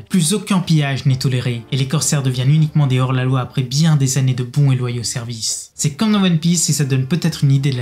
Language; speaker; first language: French; native; French